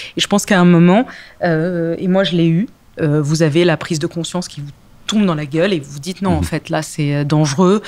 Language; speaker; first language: French; early bilingual, other home language; Arabic